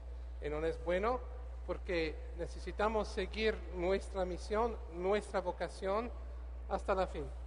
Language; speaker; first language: Spanish; non-native, learner; English